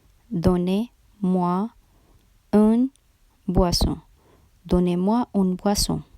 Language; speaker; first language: French; non-native, fluent; Urdu